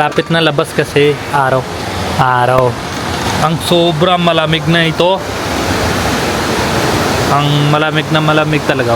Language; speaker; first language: Filipino; non-native, learner; Punjabi